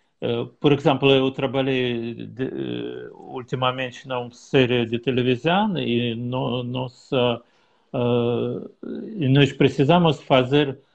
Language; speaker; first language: Portuguese; non-native, learner; Russian